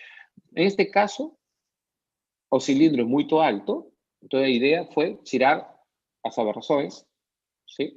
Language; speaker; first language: Spanish; non-native, learner; Portuguese